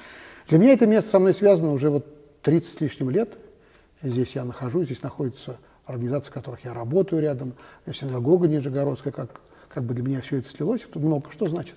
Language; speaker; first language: Russian; native; Russian